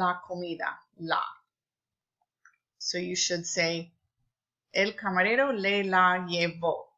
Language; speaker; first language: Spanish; non-native, fluent; English